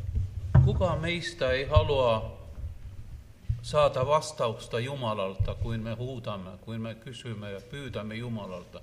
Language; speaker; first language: Finnish; non-native, learner; Russian